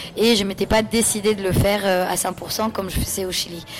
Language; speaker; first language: French; non-native, fluent; Spanish